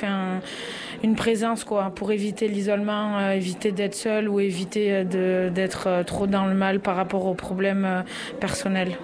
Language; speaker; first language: French; native; French